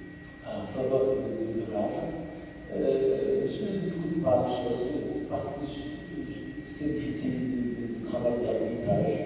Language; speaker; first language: French; non-native, fluent; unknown